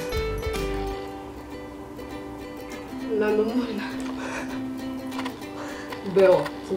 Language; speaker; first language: Korean; non-native, learner; Indonesian